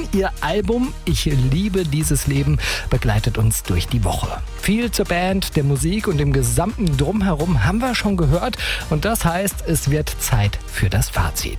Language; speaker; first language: German; native; German